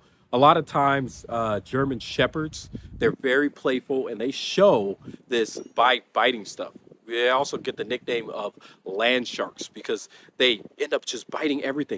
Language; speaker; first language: English; native; English